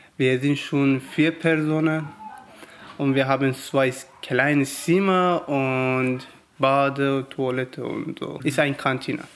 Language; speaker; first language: German; non-native, learner; Persian